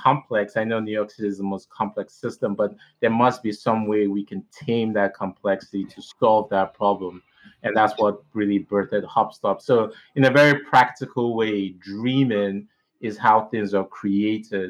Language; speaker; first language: English; non-native, local second language; Igbo